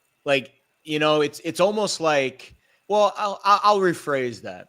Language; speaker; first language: English; native; English